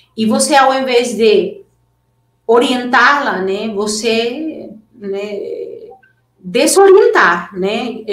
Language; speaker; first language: Portuguese; non-native, fluent; Spanish